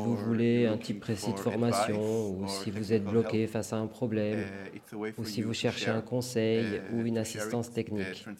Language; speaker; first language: French; non-native, fluent; Hebrew